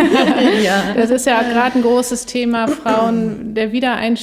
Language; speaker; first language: German; native; German